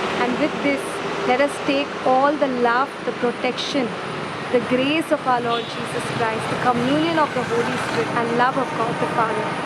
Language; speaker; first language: English; non-native, local second language; Malayalam